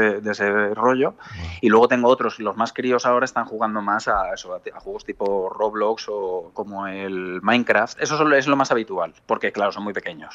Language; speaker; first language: Spanish; native; Spanish